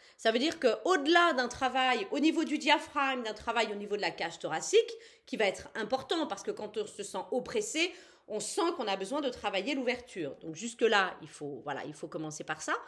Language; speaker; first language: French; native; French